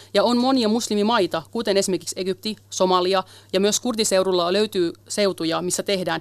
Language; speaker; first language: Finnish; early bilingual, other home language; Kurdish